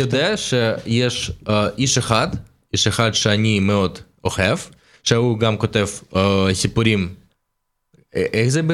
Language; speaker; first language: Hebrew; non-native, learner; Russian